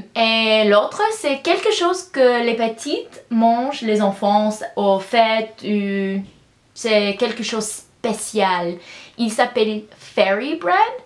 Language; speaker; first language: French; non-native, learner; English